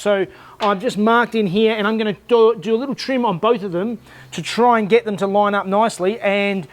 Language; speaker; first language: English; native; English